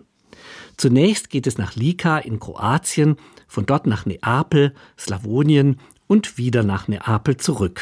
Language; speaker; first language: German; native; German